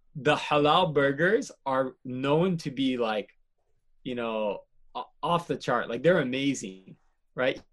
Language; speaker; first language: English; native; English